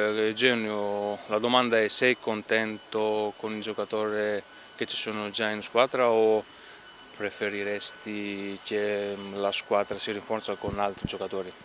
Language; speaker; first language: Italian; non-native, learner; Greek